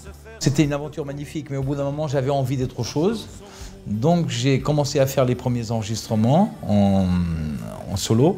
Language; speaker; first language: French; early bilingual, other home language; Portuguese